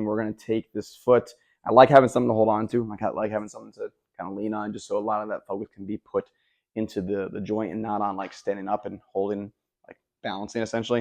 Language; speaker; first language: English; native; English